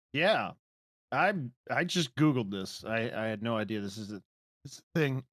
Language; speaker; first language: English; native; English